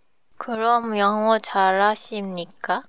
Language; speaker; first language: Korean; non-native, learner; Japanese